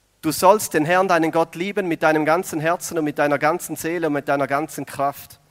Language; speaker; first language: German; native; German